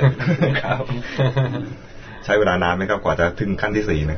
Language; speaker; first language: Thai; native; Thai